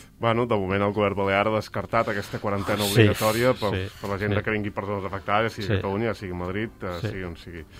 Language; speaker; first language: Catalan; native; Catalan